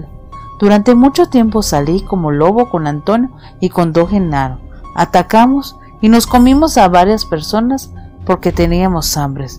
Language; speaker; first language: Spanish; native; Spanish